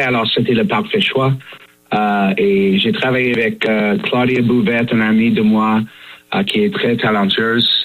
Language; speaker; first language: French; non-native, fluent; English